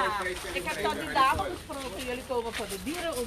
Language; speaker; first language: Dutch; non-native, local second language; Caribbean Hindustani